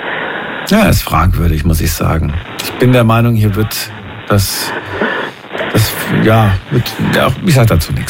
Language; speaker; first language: German; native; German